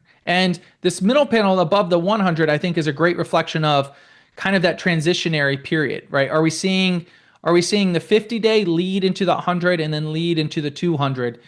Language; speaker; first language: English; native; English